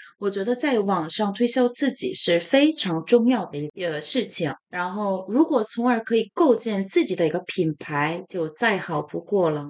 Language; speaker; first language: Chinese; non-native, fluent; Korean